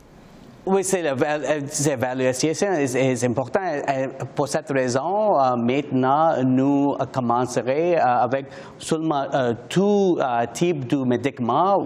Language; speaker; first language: French; non-native, learner; English